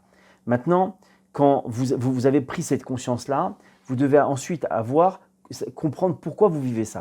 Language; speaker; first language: French; native; French